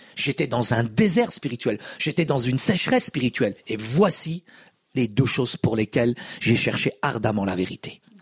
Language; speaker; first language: French; early bilingual, other home language; Arabic